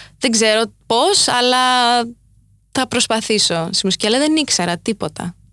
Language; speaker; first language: Greek; early bilingual, heritage; Greek